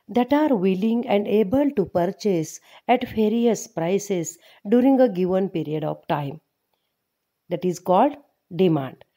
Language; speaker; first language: English; non-native, local second language; Marathi